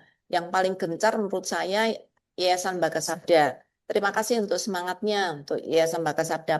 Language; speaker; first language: Indonesian; native; Indonesian